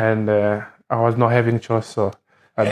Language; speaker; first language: English; non-native, learner; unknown